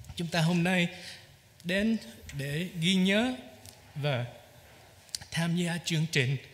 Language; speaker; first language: Vietnamese; early bilingual, heritage; Vietnamese